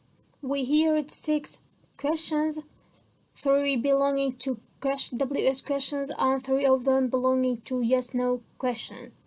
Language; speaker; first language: English; non-native, fluent; Central Kurdish